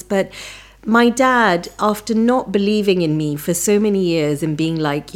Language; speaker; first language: English; early bilingual, other home language; Punjabi